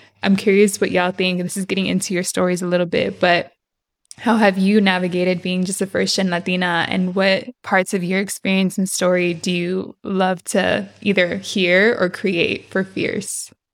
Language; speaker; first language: English; early bilingual, other home language; Spanish